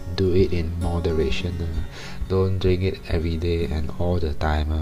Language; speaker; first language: English; non-native, local second language; Chinese